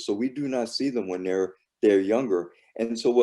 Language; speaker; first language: English; native; English